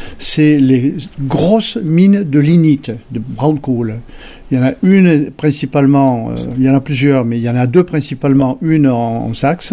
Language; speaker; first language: French; native; French